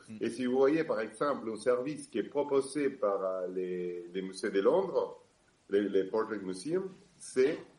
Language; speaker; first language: French; non-native, fluent; Spanish